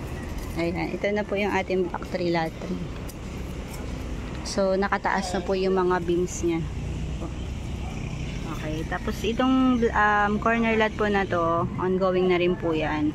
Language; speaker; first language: Filipino; native; Filipino